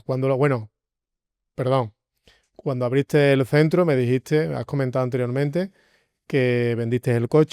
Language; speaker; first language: Spanish; native; Spanish